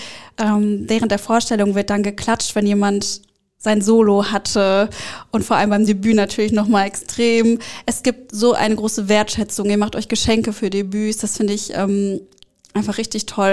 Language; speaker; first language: German; native; German